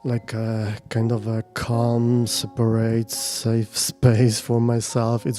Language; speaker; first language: English; non-native, fluent; Polish